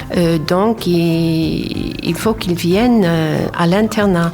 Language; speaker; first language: French; non-native, fluent; English